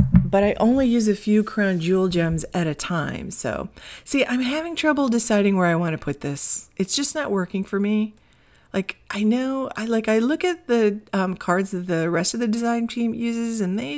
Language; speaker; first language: English; native; English